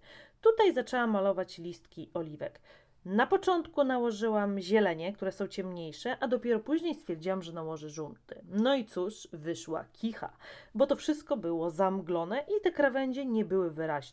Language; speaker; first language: Polish; native; Polish